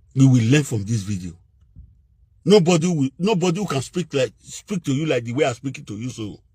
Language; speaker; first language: Nigerian Pidgin; native; Nigerian Pidgin